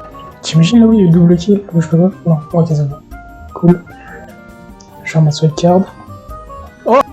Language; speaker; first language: French; native; French